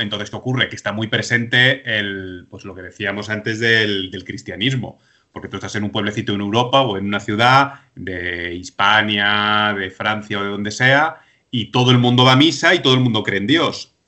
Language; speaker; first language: Spanish; native; Spanish